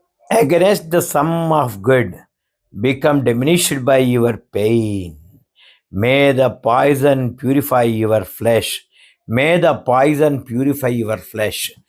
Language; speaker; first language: English; non-native, local second language; Telugu